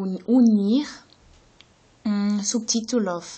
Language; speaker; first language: Russian; non-native, learner; German